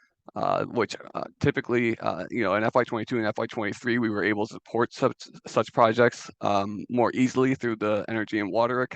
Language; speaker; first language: English; native; English